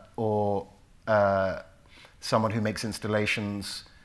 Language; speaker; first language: English; native; English